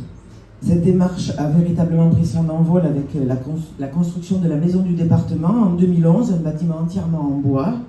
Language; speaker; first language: French; native; French